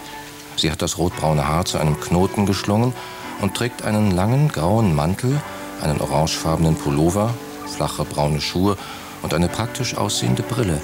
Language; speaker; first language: German; native; German